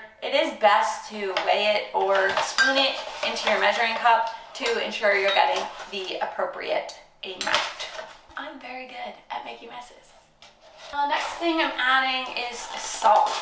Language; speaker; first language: English; native; English